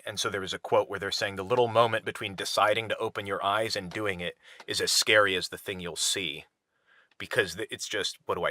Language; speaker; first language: English; native; English